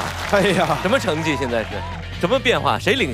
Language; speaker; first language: Chinese; native; Chinese